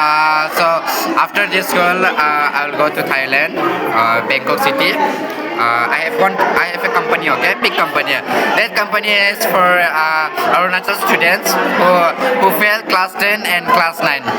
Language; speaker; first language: English; non-native, local second language; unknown